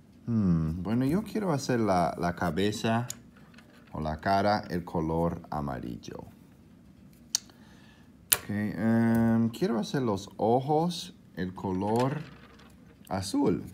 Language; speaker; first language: Spanish; non-native, fluent; English